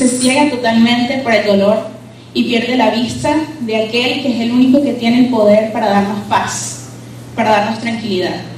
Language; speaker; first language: Spanish; native; Spanish